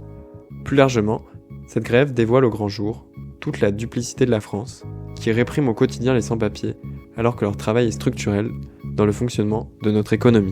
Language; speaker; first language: French; native; French